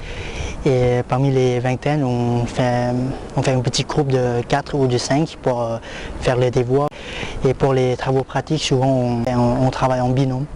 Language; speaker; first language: French; non-native, fluent; Lao